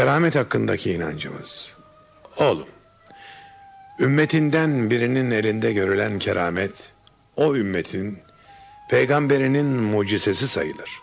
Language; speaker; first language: Turkish; native; Turkish